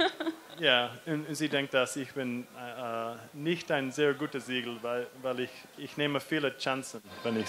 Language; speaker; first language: German; non-native, learner; English